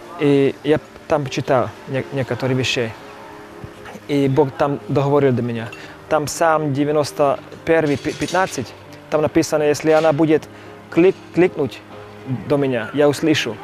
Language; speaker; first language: Russian; non-native, local second language; Romany